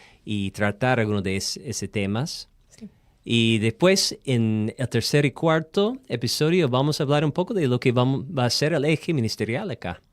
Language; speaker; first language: Spanish; non-native, fluent; English